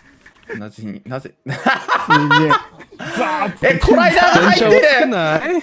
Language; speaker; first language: Japanese; native; Japanese